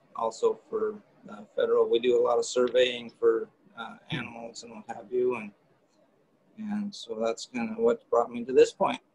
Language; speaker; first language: English; native; English